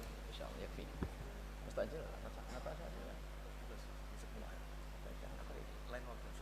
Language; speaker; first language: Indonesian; non-native, learner; Arabic